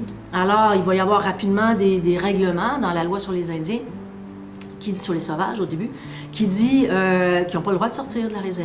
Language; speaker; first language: French; native; French